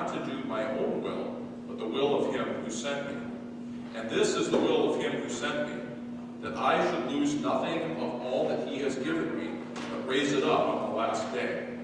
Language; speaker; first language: English; native; English